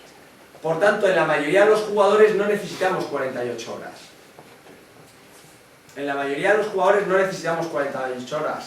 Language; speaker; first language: Spanish; native; Spanish